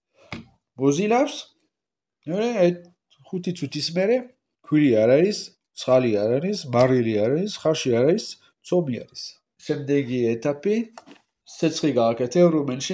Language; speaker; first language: Georgian; non-native, learner; French